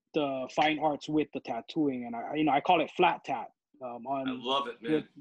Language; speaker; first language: English; native; English